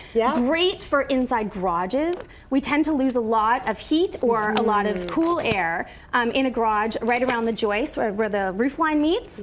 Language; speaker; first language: English; native; English